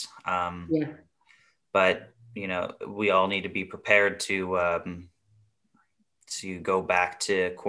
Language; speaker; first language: English; native; English